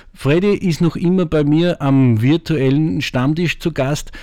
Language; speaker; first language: German; native; German